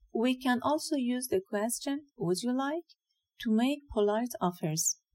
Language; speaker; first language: English; non-native, fluent; Persian